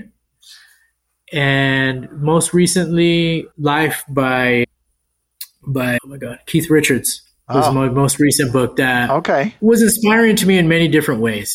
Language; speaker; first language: English; native; English